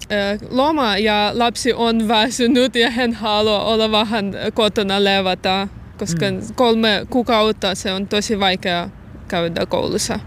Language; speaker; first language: Finnish; non-native, learner; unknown